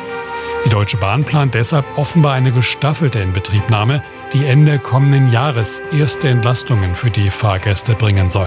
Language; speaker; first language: German; native; German